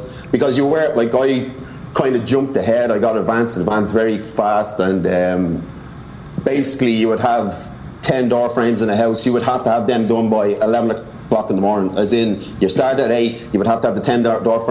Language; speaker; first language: English; native; English